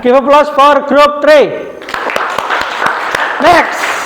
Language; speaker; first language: English; non-native, learner; Indonesian